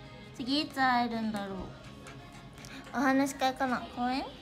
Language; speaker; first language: Japanese; native; Japanese